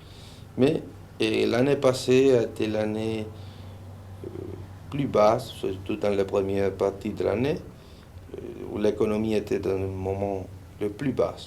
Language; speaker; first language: French; non-native, fluent; Spanish